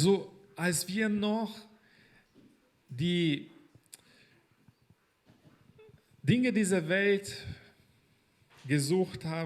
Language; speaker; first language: German; non-native, fluent; Portuguese